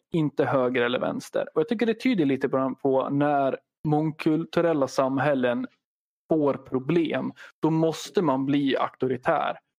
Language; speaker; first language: Swedish; native; Swedish